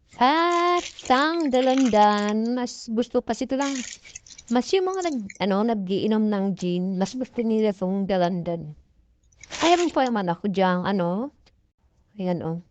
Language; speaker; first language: Filipino; non-native, local second language; Cebuano